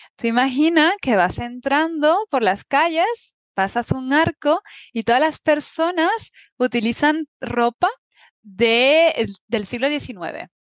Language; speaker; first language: Spanish; native; Spanish